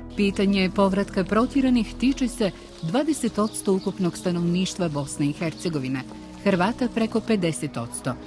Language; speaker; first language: Croatian; native; Croatian